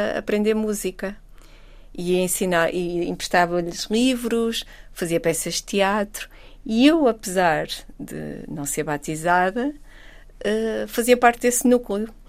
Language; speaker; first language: Portuguese; native; Portuguese